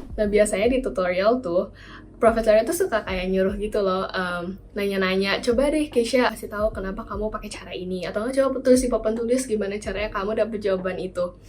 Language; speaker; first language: Indonesian; native; Indonesian